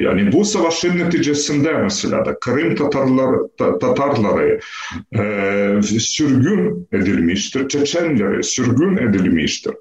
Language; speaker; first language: Turkish; non-native, fluent; Ukrainian